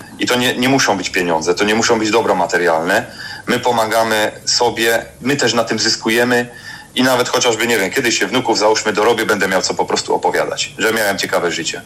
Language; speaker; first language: Polish; native; Polish